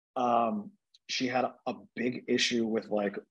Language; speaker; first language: English; native; English